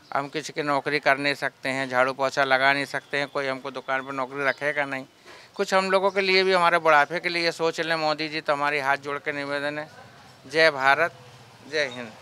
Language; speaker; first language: Hindi; native; Hindi